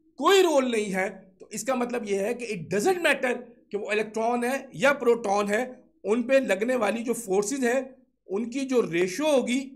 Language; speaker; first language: Urdu; non-native, local second language; Sindhi